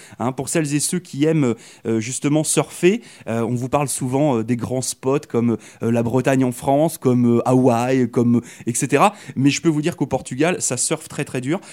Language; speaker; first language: French; native; French